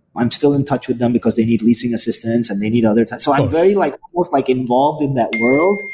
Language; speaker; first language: English; non-native, fluent; Arabic